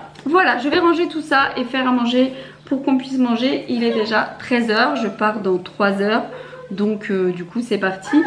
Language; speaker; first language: French; native; French